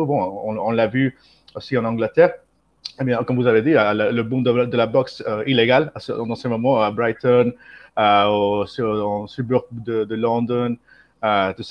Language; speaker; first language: French; non-native, fluent; Spanish